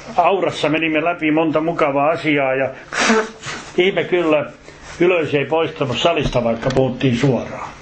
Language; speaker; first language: Finnish; native; Finnish